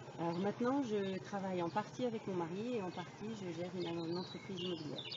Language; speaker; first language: French; native; French